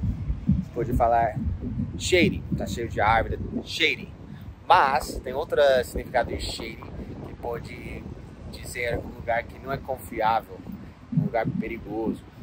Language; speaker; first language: Portuguese; non-native, fluent; English